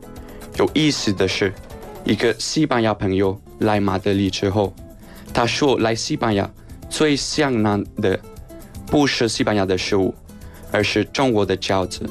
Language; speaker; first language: Chinese; non-native, fluent; Spanish